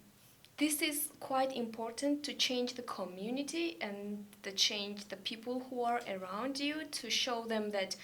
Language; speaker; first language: English; non-native, learner; Georgian